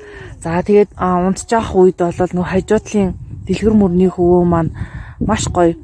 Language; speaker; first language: Mongolian; native; Mongolian